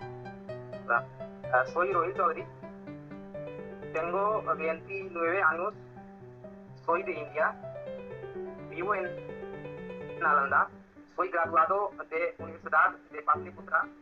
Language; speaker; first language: Spanish; non-native, learner; Hindi